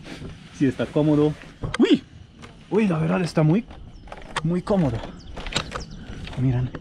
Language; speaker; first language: Spanish; non-native, fluent; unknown